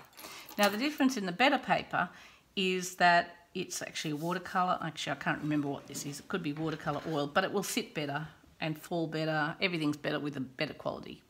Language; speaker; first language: English; native; English